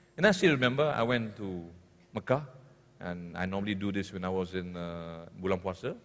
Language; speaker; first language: English; non-native, local second language; Malay